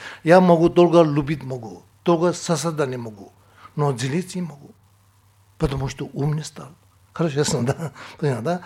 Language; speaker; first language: Russian; non-native, fluent; Tibetan